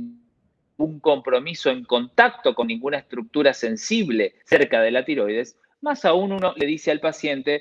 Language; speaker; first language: Spanish; native; Spanish